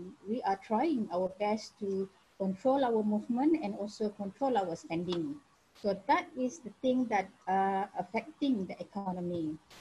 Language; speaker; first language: English; non-native, local second language; Malay